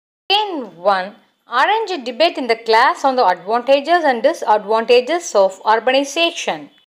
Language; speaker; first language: English; non-native, local second language; Tamil